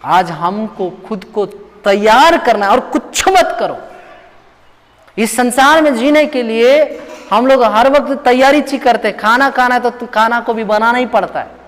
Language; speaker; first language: Hindi; non-native, local second language; Telugu